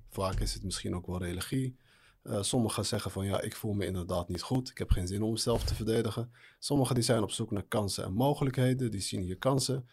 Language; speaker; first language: Dutch; early bilingual, other home language; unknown